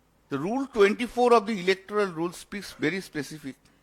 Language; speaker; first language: English; non-native, local second language; Bangla